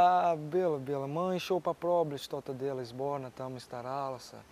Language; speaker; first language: Russian; non-native, learner; Portuguese